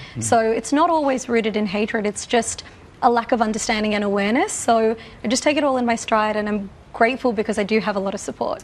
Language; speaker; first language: English; native; English